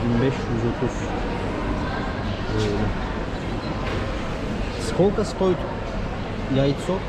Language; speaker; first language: Russian; non-native, learner; Turkish